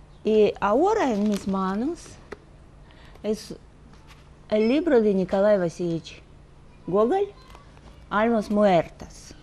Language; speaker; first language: Spanish; non-native, fluent; Russian